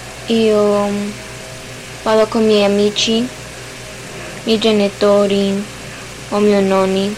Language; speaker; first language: Italian; non-native, learner; English